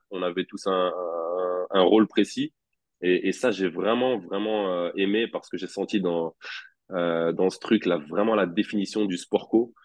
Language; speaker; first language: French; native; French